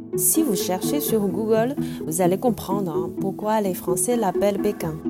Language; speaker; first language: French; non-native, fluent; Chinese